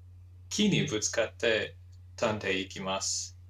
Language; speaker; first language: Japanese; non-native, learner; English